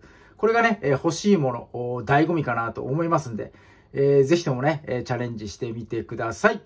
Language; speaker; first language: Japanese; native; Japanese